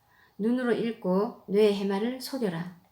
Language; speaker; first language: Korean; native; Korean